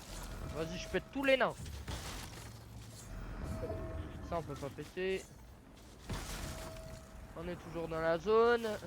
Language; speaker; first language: French; native; French